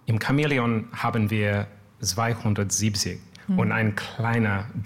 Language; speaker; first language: German; non-native, learner; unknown